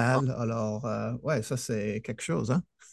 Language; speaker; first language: French; non-native, fluent; English